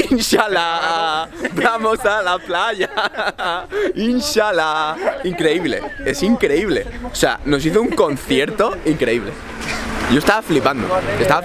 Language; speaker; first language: Spanish; native; Spanish